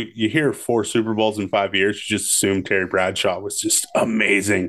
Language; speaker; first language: English; native; English